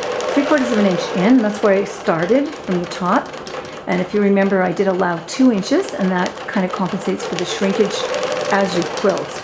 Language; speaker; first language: English; native; English